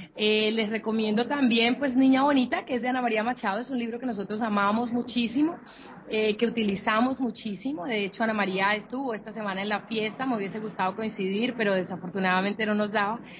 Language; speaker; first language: Spanish; native; Spanish